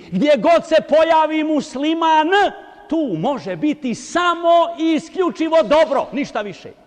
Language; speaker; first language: Bosnian; native; Bosnian